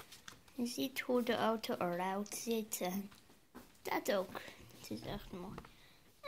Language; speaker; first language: Dutch; early bilingual, other home language; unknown